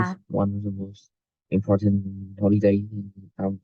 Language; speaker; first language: English; non-native, learner; Vietnamese